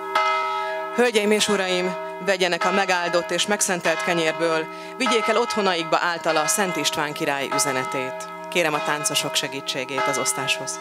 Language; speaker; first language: Hungarian; native; Hungarian